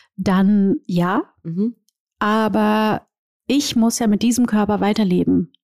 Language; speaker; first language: German; early bilingual, other home language; Portuguese